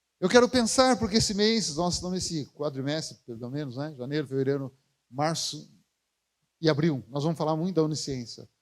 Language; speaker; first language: Portuguese; native; Portuguese